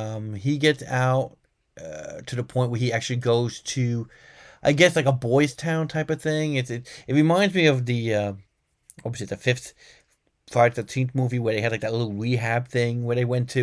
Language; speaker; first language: English; native; English